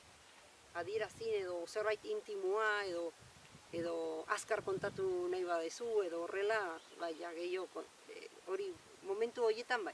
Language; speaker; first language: Basque; non-native, fluent; Spanish